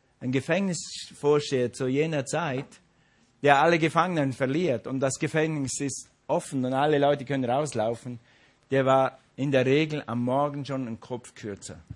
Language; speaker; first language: German; non-native, fluent; English